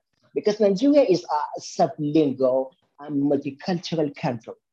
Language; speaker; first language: English; non-native, local second language; Hausa